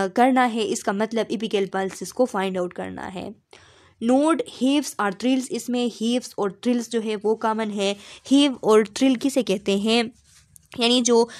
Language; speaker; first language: Urdu; non-native, local second language; Pashto